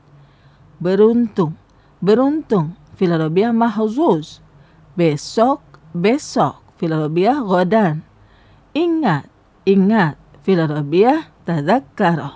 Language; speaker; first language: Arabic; non-native, fluent; Indonesian